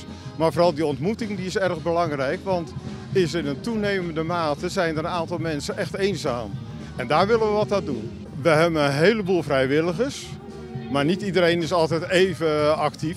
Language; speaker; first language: Dutch; native; Dutch